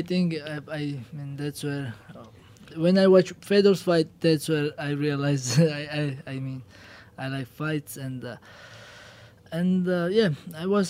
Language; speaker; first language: English; non-native, learner; Georgian